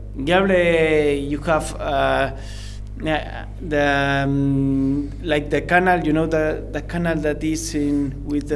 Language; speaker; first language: English; non-native, learner; Spanish